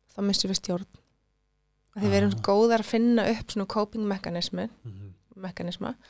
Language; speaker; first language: Icelandic; non-native, local second language; Swedish